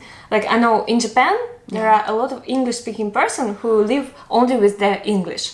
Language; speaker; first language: English; non-native, learner; Russian